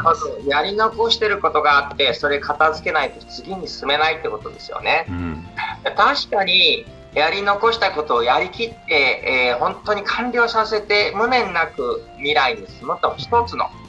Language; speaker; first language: Japanese; native; Japanese